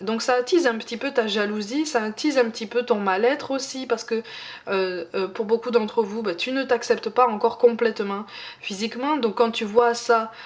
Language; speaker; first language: French; native; French